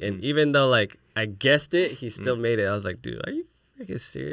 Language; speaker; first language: English; early bilingual, other home language; Chinese